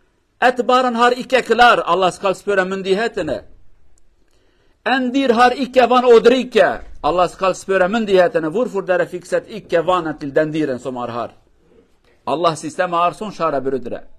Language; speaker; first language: Norwegian; non-native, learner; Kurdish